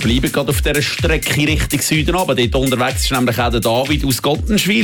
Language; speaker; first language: German; native; German